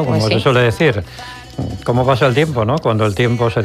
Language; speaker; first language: Spanish; native; Spanish